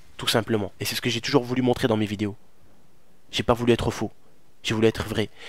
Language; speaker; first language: French; early bilingual, other home language; Arabic